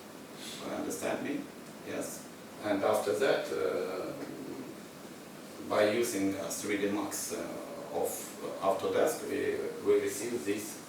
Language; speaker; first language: English; non-native, learner; Ukrainian